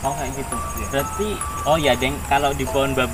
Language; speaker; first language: Indonesian; native; Indonesian